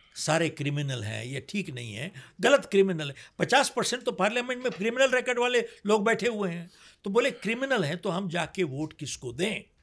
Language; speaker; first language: Hindi; native; Hindi